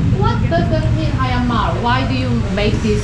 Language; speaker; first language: English; non-native, learner; Korean